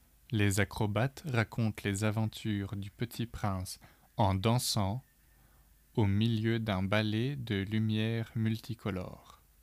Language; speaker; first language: French; native; French